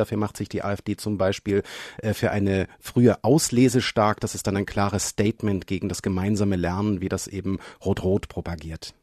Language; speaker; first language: German; native; German